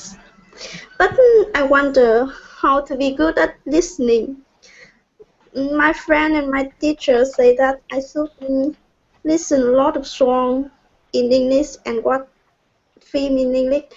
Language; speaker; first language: English; non-native, learner; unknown